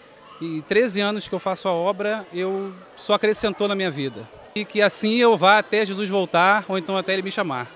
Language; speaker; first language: Portuguese; native; Portuguese